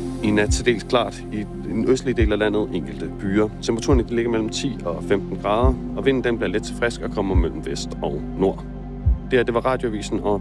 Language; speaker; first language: Danish; native; Danish